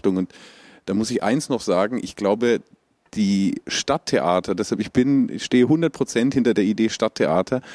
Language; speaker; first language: German; native; German